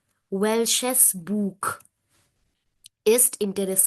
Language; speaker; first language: German; non-native, fluent; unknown